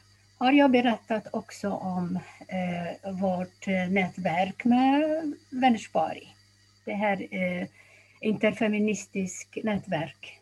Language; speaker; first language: Swedish; non-native, fluent; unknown